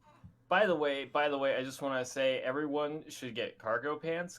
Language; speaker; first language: English; native; English